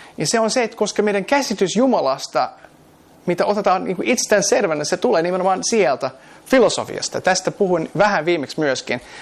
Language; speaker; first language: Finnish; non-native, fluent; English